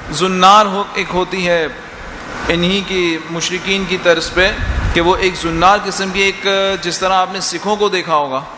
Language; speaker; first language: Urdu; native; Urdu